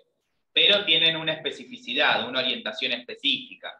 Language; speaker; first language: Spanish; native; Spanish